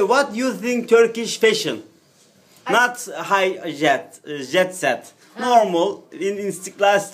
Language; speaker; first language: English; non-native, learner; Turkish